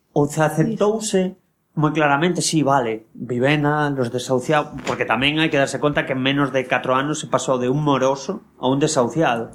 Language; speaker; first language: Galician; non-native, local second language; Spanish